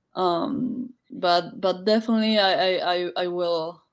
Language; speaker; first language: English; non-native, fluent; Polish